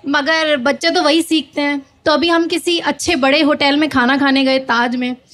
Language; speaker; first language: Hindi; native; Hindi